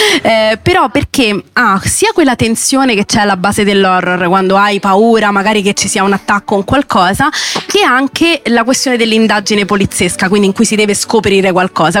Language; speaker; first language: Italian; native; Italian